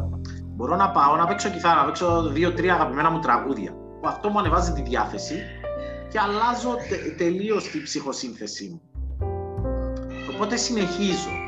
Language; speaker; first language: Greek; native; Greek